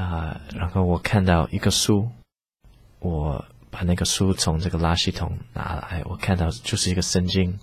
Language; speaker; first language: Chinese; early bilingual, heritage; English